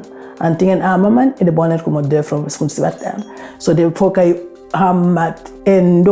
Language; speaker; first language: Swedish; non-native, fluent; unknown